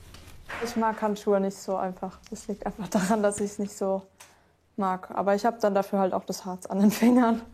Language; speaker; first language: German; native; German